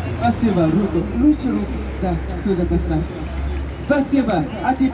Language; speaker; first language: Russian; non-native, learner; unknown